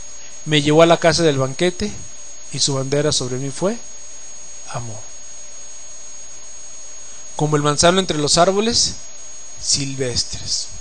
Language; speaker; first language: Spanish; native; Spanish